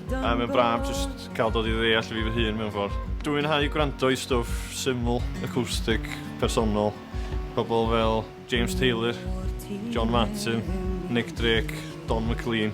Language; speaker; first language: Welsh; native; Welsh